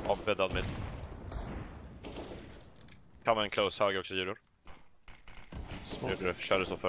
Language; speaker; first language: Swedish; native; Swedish